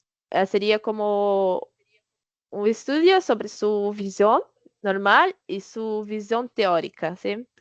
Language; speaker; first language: Spanish; non-native, learner; Portuguese